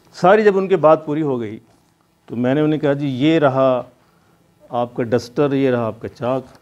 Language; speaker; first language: Urdu; non-native, local second language; Punjabi